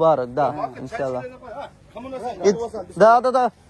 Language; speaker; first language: Russian; non-native, learner; Bangla